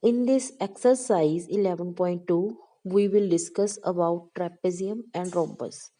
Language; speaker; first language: English; non-native, local second language; Punjabi